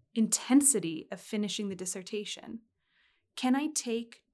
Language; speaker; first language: English; native; English